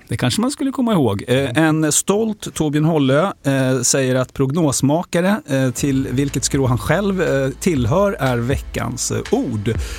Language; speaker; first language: Swedish; native; Swedish